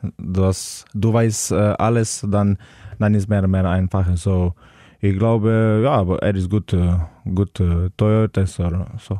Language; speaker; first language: German; non-native, learner; Slovenian